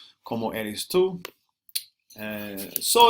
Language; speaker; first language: Spanish; non-native, fluent; English